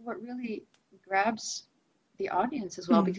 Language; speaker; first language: English; non-native, fluent; Russian